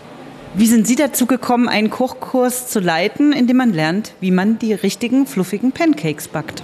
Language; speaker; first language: German; native; German